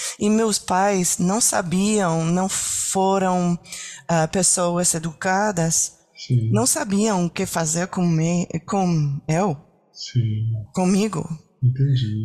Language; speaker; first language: Portuguese; non-native, learner; French